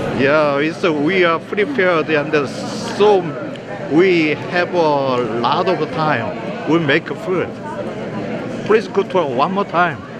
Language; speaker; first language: English; non-native, learner; Korean